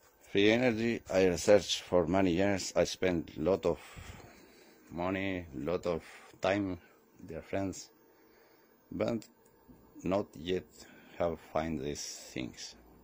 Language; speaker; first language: English; non-native, learner; Greek